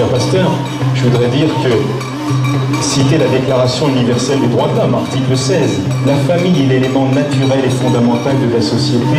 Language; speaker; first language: French; native; French